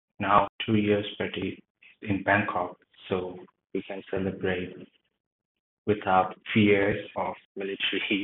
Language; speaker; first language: English; non-native, learner; Burmese